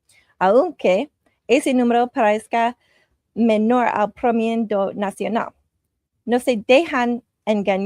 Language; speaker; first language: Spanish; non-native, learner; English